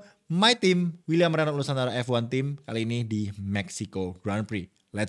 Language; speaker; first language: English; non-native, fluent; Indonesian